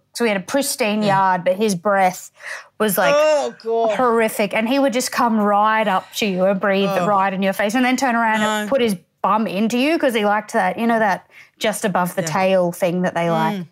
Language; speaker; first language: English; native; English